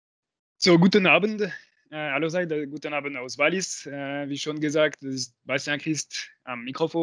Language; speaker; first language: German; non-native, local second language; French